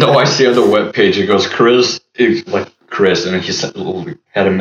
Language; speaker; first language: English; early bilingual, other home language; Russian